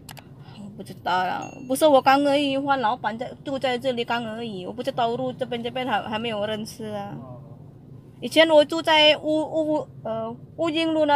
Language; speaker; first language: Chinese; non-native, learner; Indonesian